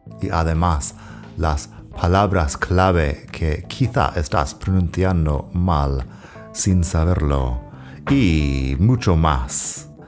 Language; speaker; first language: Spanish; non-native, fluent; English